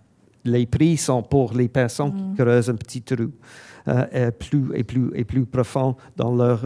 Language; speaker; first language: French; non-native, fluent; English